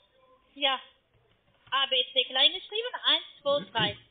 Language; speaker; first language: German; non-native, learner; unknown